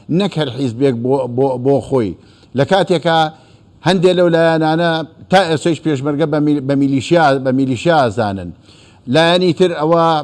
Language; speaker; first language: Central Kurdish; native; Central Kurdish